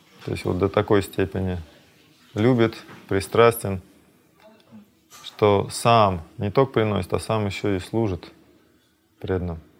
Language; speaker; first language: Russian; native; Russian